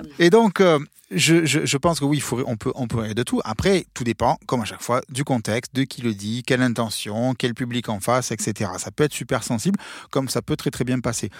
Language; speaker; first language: French; native; French